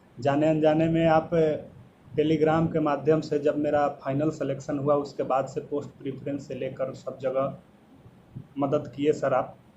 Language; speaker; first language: Hindi; native; Hindi